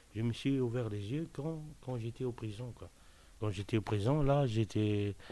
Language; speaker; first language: French; non-native, local second language; Arabic